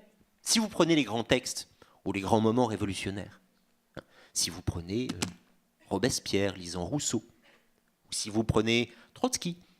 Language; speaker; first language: French; native; French